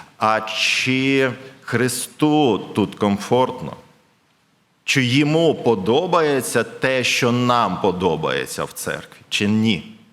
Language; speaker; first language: Ukrainian; non-native, local second language; Russian